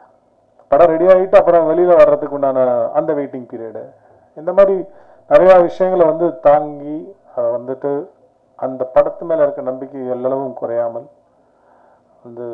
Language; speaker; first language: Tamil; native; Tamil